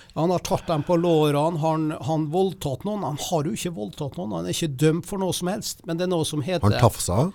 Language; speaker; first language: Norwegian; native; Norwegian